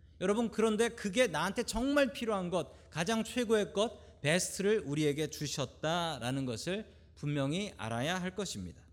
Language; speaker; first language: Korean; native; Korean